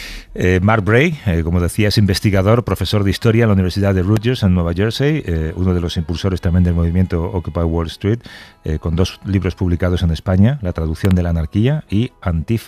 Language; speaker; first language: Spanish; native; Spanish